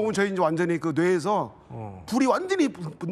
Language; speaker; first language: Korean; native; Korean